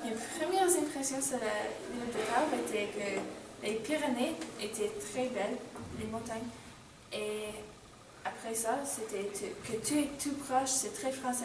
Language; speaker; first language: French; non-native, learner; English